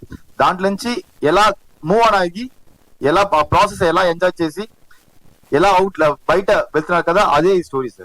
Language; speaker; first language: Telugu; non-native, learner; Tamil